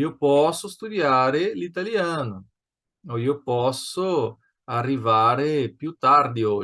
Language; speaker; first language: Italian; non-native, fluent; Portuguese